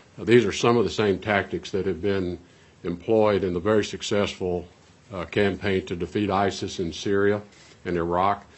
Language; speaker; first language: English; native; English